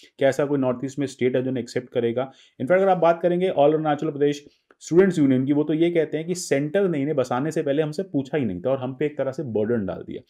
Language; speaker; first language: Hindi; native; Hindi